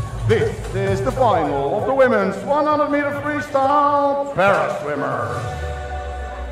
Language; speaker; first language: English; non-native, fluent; Dutch